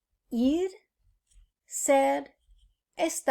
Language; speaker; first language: Spanish; non-native, fluent; English